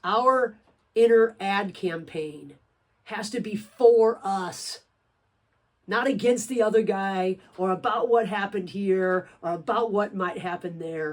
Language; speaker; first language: English; native; English